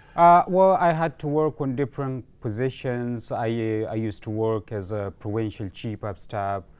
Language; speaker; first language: English; non-native, fluent; Pashto